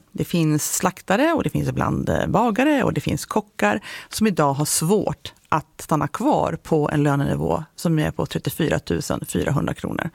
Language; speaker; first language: Swedish; native; Swedish